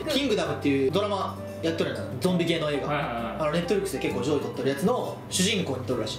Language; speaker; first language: Japanese; native; Japanese